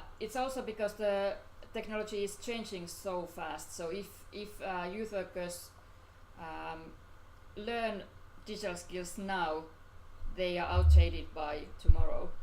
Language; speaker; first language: English; non-native, fluent; Finnish